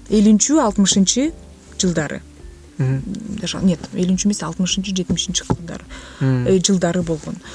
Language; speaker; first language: Kyrgyz; non-native, local second language; Russian